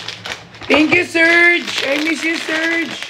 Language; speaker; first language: English; non-native, learner; Filipino